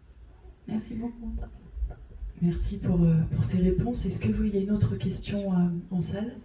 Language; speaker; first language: French; native; French